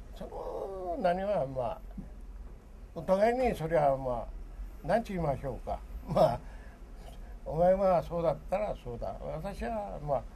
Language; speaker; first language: Japanese; early bilingual, other home language; Korean